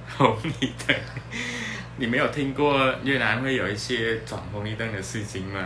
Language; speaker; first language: Chinese; early bilingual, other home language; Vietnamese